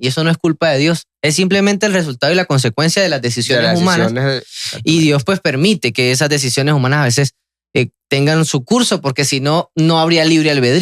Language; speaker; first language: Spanish; native; Spanish